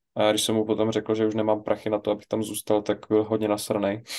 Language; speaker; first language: Czech; native; Czech